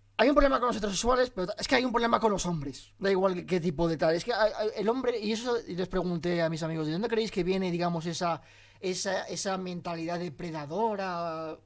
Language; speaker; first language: Spanish; early bilingual, other home language; Arabic